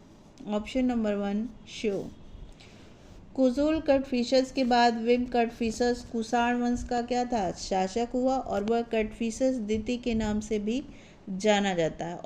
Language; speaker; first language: Hindi; native; Hindi